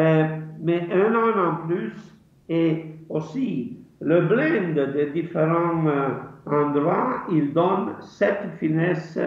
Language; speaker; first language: French; non-native, fluent; Italian